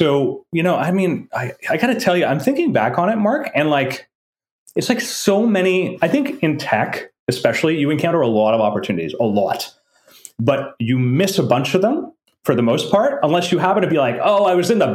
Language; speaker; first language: English; non-native, fluent; French